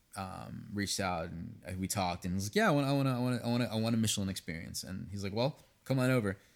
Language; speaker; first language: English; early bilingual, other home language; Spanish